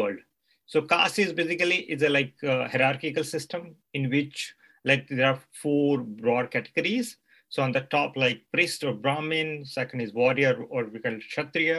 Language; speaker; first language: English; non-native, local second language; Gujarati